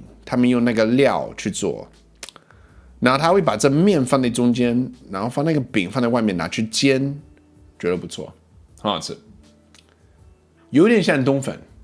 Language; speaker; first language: Chinese; early bilingual, heritage; English